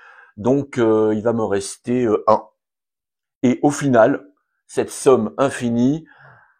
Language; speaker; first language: French; native; French